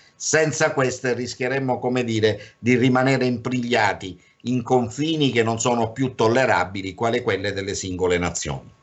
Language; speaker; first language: Italian; native; Italian